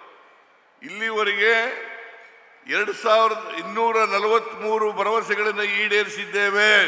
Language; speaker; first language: Kannada; native; Kannada